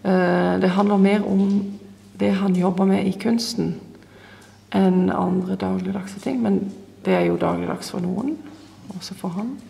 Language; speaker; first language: Norwegian; non-native, fluent; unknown